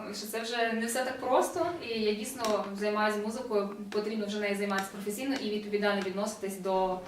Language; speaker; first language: Ukrainian; native; Ukrainian